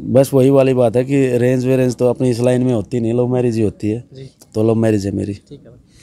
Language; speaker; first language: Hindi; native; Hindi